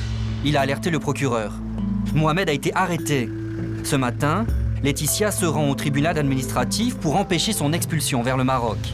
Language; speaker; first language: French; native; French